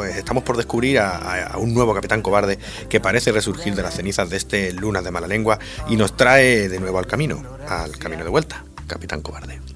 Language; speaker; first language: Spanish; native; Spanish